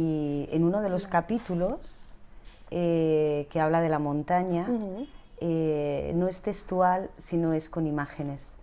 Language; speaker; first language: Spanish; native; Spanish